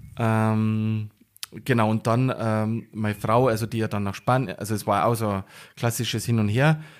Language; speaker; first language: German; native; German